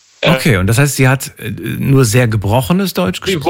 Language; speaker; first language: German; native; German